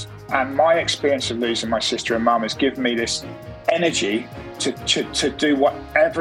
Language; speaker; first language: English; native; English